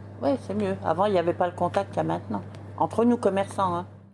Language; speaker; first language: French; native; French